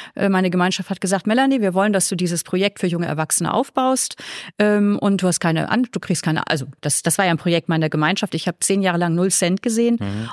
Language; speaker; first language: German; native; German